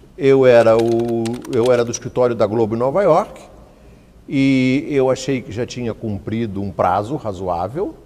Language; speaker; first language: Portuguese; native; Portuguese